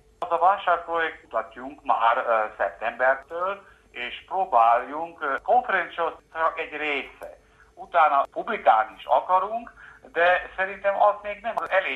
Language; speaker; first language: Hungarian; non-native, fluent; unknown